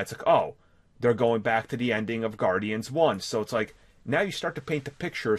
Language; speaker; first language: English; native; English